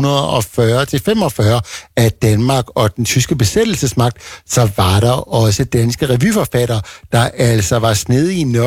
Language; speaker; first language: Danish; native; Danish